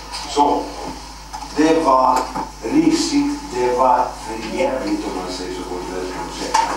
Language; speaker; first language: Swedish; non-native, fluent; Greek